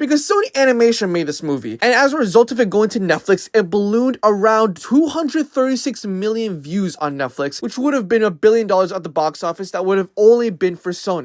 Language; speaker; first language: English; native; English